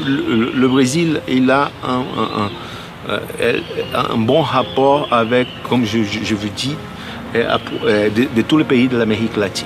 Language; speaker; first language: French; non-native, fluent; Portuguese